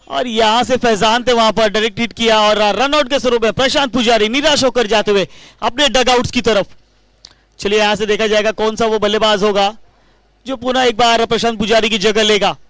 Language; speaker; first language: Hindi; non-native, local second language; Marathi